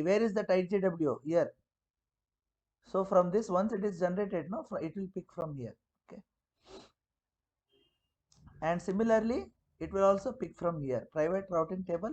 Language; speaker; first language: English; non-native, local second language; Kannada